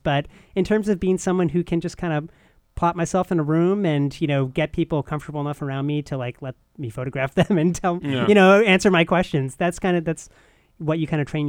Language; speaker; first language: English; native; English